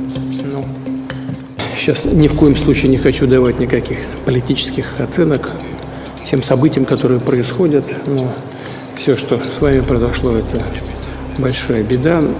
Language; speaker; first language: Russian; native; Russian